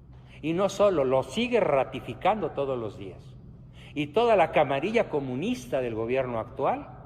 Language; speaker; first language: Spanish; native; Spanish